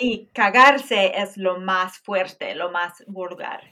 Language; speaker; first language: Spanish; non-native, fluent; English